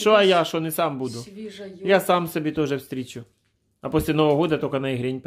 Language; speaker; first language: Russian; native; Russian